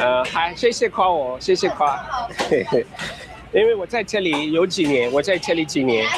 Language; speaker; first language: Chinese; non-native, learner; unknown